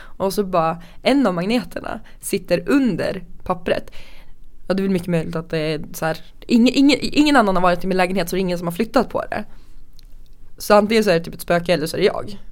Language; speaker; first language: Swedish; native; Swedish